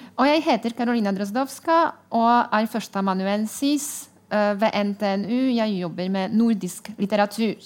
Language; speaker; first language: Norwegian; non-native, fluent; Polish